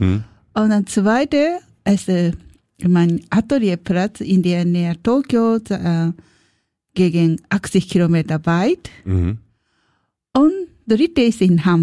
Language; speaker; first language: German; non-native, learner; Japanese